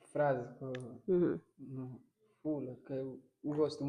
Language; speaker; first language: Portuguese; non-native, local second language; Fula